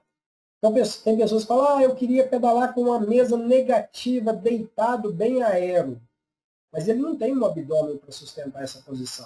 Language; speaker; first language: Portuguese; native; Portuguese